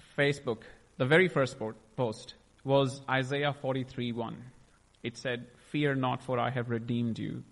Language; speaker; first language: English; non-native, local second language; Punjabi